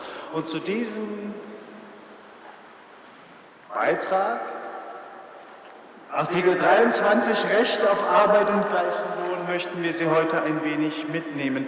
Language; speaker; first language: German; native; German